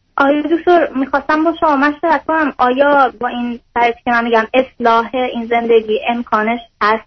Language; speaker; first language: Persian; native; Persian